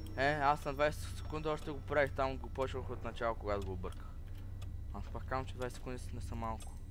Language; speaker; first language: Bulgarian; native; Bulgarian